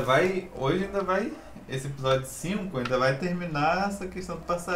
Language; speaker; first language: Portuguese; native; Portuguese